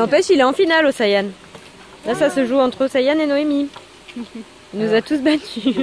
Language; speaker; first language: French; native; French